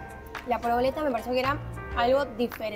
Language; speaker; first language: Spanish; native; Spanish